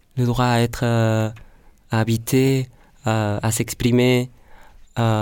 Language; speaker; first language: French; non-native, fluent; Spanish